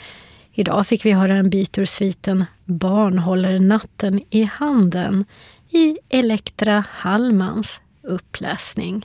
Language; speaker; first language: Swedish; native; Swedish